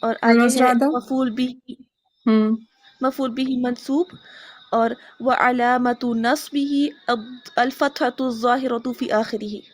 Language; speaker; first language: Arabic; non-native, learner; Urdu